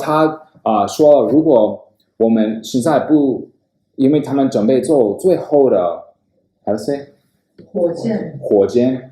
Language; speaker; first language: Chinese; non-native, fluent; English